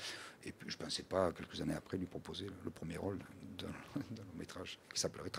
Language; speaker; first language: French; native; French